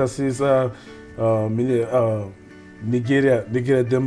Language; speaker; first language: Russian; non-native, learner; English